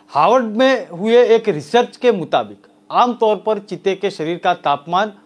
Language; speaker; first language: Hindi; non-native, local second language; Gujarati